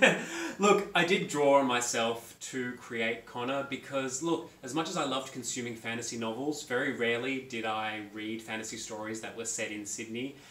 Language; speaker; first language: English; native; English